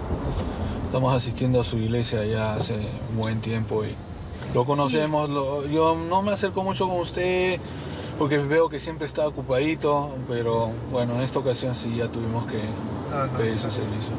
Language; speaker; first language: Spanish; native; Spanish